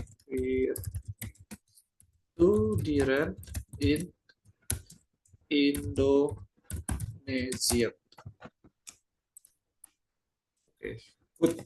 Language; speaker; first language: German; non-native, learner; Indonesian